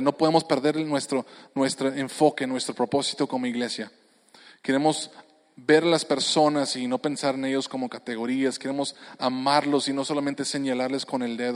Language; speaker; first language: Spanish; native; Spanish